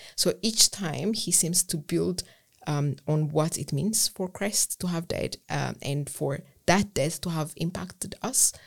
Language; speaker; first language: English; non-native, fluent; Amharic